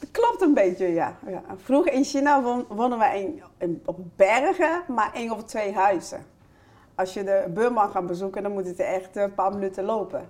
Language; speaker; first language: Dutch; non-native, fluent; Chinese